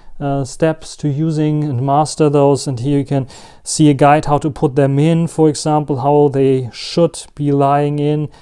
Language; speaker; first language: English; non-native, fluent; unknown